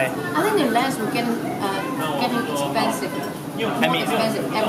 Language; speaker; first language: English; non-native, fluent; Cantonese